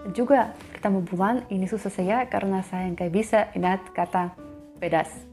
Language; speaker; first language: Indonesian; non-native, learner; Russian